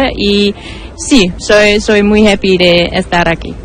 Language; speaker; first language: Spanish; non-native, learner; German